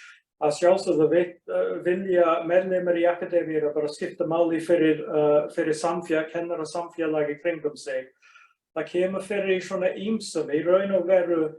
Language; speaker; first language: Icelandic; non-native, fluent; English